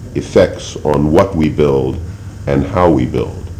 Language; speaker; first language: English; native; English